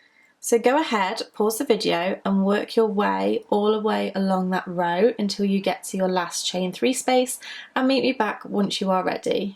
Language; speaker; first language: English; native; English